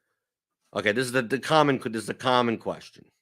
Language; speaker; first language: English; native; English